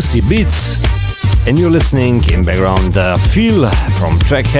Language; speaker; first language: English; non-native, fluent; Slovenian